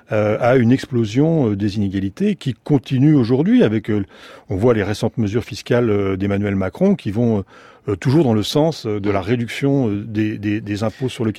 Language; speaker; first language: French; native; French